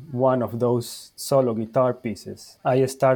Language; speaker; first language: English; non-native, fluent; Spanish